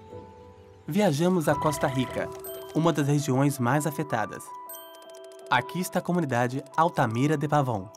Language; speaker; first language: Portuguese; native; Portuguese